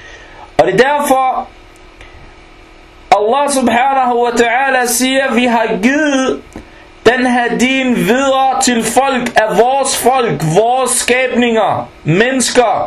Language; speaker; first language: Danish; early bilingual, other home language; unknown